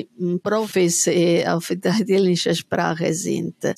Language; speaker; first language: German; non-native, fluent; Italian